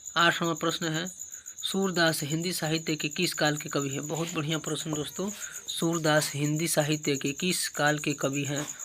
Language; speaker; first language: Hindi; native; Hindi